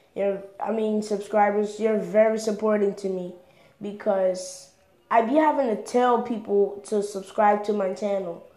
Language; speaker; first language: English; native; English